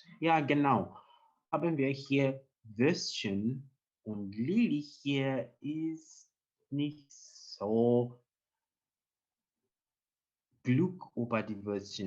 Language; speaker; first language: German; non-native, learner; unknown